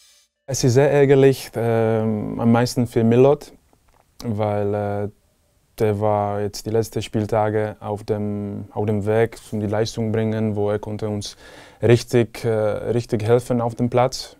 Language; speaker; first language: German; non-native, fluent; Czech